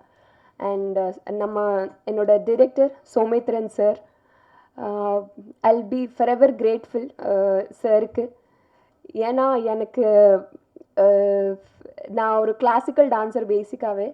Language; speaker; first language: Tamil; non-native, local second language; Telugu